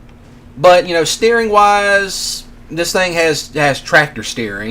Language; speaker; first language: English; native; English